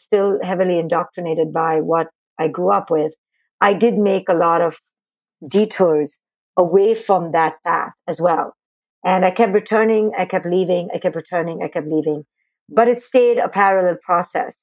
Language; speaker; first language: English; non-native, local second language; Hindi